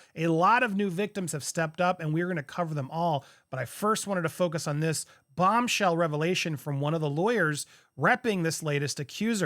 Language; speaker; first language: English; native; English